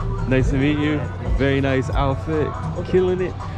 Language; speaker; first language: English; native; English